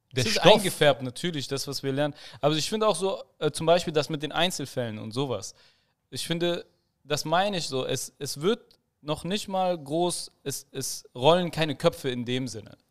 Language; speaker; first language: German; native; German